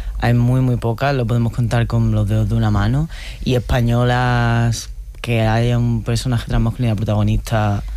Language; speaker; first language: Spanish; native; Spanish